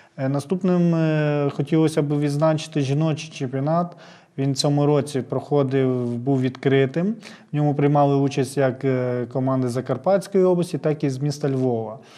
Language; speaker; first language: Ukrainian; native; Ukrainian